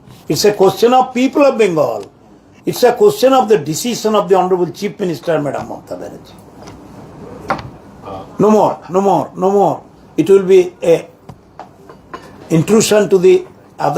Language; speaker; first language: English; non-native, local second language; Bangla